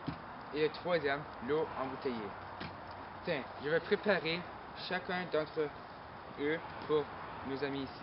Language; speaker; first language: French; non-native, local second language; English